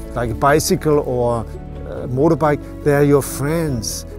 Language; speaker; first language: English; non-native, fluent; German